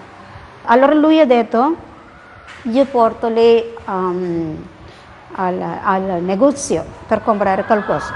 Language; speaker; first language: Italian; non-native, learner; Malayalam